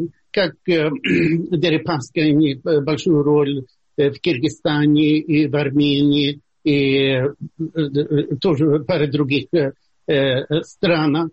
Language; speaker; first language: Russian; non-native, fluent; Swedish